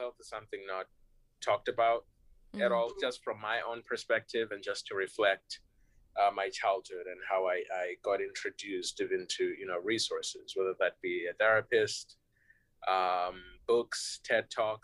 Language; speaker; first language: English; non-native, local second language; North Ndebele